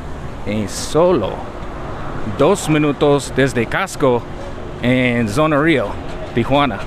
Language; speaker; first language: Spanish; non-native, learner; English